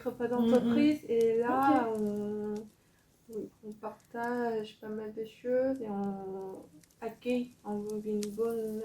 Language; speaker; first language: French; non-native, fluent; Korean